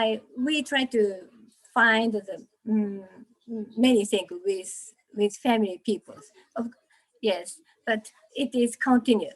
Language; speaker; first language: English; non-native, learner; Japanese